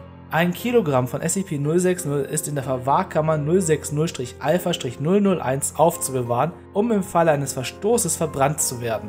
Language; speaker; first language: German; native; German